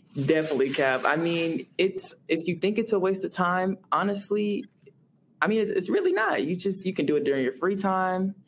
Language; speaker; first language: English; native; English